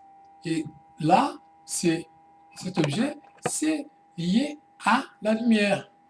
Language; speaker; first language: French; non-native, fluent; Portuguese